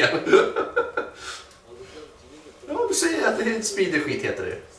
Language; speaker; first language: Swedish; native; Swedish